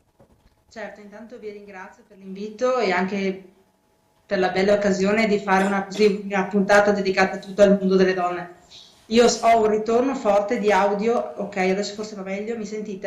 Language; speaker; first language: Italian; native; Italian